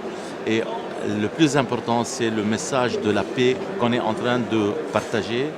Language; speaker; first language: French; non-native, local second language; Arabic